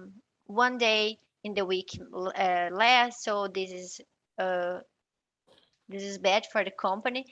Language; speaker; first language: English; non-native, learner; Portuguese